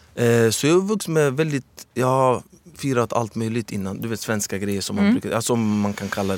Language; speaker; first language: Swedish; early bilingual, other home language; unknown